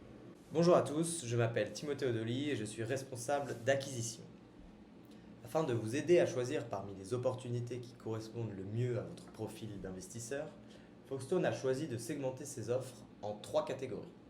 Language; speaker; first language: French; native; French